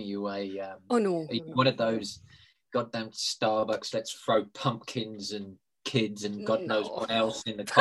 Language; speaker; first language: English; native; English